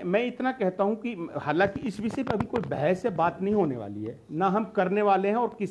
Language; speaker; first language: Hindi; native; Hindi